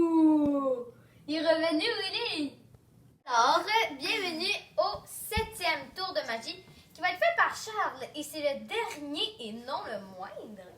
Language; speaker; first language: French; native; French